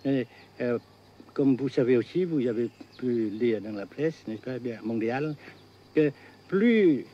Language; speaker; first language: French; non-native, fluent; Vietnamese